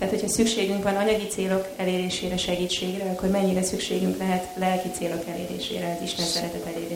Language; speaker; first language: Hungarian; native; Hungarian